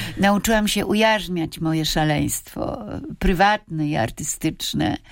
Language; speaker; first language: Polish; native; Polish